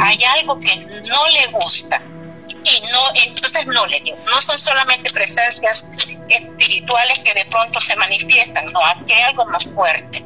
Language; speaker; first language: Spanish; native; Spanish